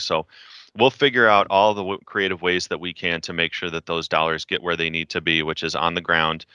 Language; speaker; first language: English; native; English